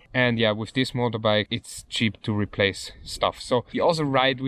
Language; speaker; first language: English; non-native, fluent; German